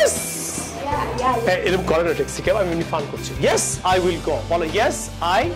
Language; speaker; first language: English; non-native, learner; Bangla